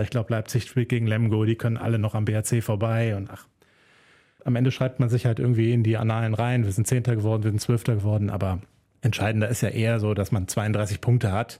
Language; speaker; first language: German; native; German